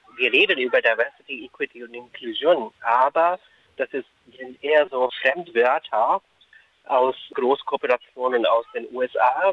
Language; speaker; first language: German; non-native, fluent; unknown